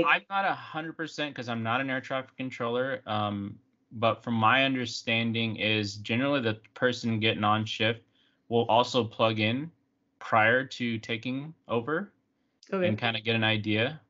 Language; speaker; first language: English; native; English